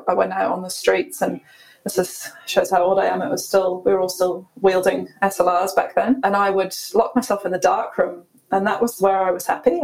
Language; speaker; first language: English; native; English